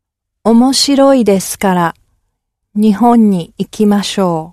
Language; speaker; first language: Japanese; non-native, learner; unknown